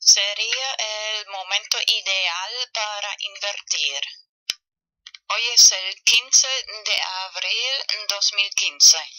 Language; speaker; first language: Spanish; non-native, fluent; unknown